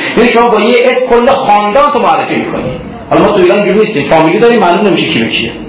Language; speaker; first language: Persian; non-native, local second language; Azerbaijani